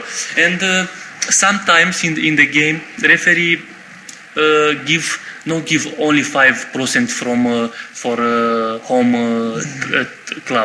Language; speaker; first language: English; non-native, learner; Romanian